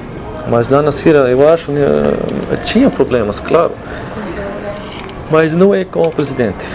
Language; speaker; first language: Portuguese; non-native, fluent; Arabic